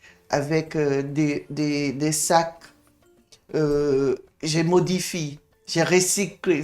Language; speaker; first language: French; non-native, fluent; English